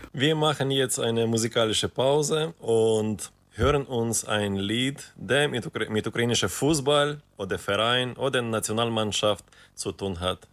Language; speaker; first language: German; non-native, fluent; Ukrainian